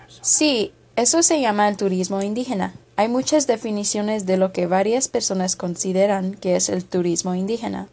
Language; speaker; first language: Spanish; non-native, fluent; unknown